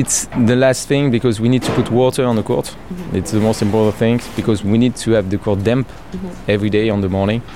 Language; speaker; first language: English; non-native, learner; French